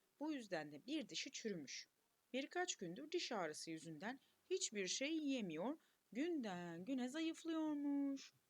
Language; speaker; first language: Turkish; native; Turkish